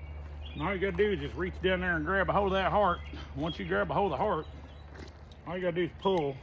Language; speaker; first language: English; native; English